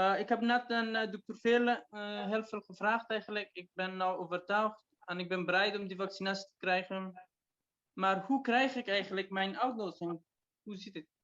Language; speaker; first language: Dutch; non-native, fluent; Persian